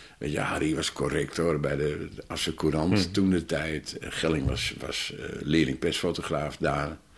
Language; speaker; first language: Dutch; native; Dutch